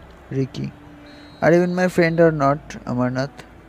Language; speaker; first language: English; non-native, local second language; Bangla